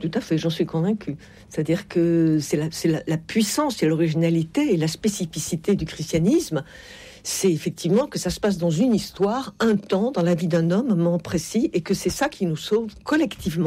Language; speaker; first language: French; native; French